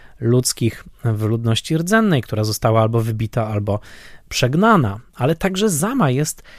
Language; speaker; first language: Polish; native; Polish